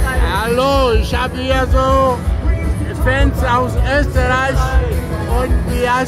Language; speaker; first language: German; non-native, learner; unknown